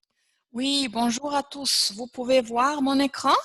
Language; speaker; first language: French; non-native, fluent; German